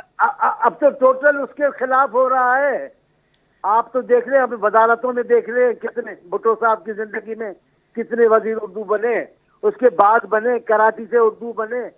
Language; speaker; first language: Urdu; non-native, local second language; Sindhi